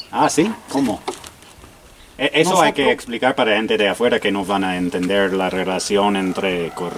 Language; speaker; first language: Spanish; non-native, fluent; English